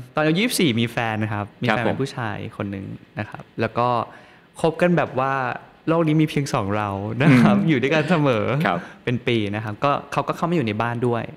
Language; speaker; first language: Thai; native; Thai